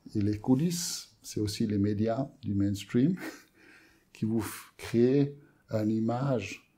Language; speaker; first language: French; native; French